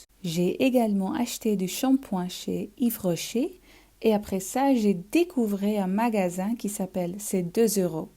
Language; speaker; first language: French; non-native, learner; Dutch